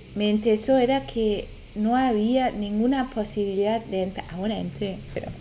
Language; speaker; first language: Spanish; non-native, fluent; German